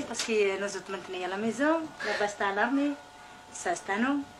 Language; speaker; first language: French; non-native, local second language; Kabyle